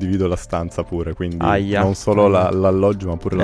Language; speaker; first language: Italian; native; Italian